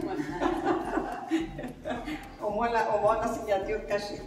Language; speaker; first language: French; non-native, fluent; Spanish